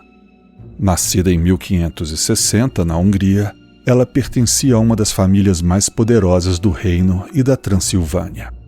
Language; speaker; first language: Portuguese; native; Portuguese